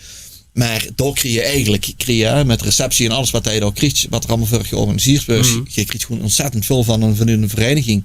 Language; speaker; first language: Dutch; native; Dutch